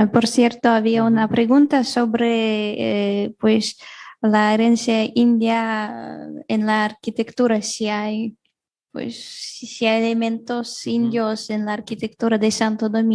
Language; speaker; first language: Spanish; non-native, fluent; Russian